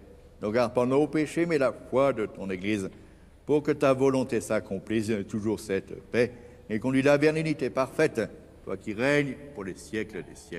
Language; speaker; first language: French; native; French